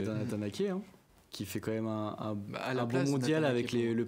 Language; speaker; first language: French; native; French